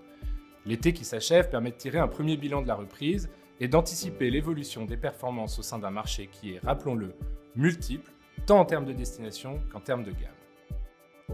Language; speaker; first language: French; native; French